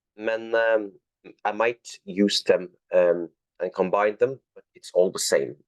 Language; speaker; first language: English; non-native, fluent; Norwegian